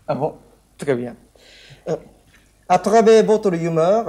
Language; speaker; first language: French; non-native, learner; Japanese